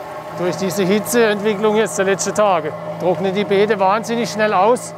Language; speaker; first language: German; native; German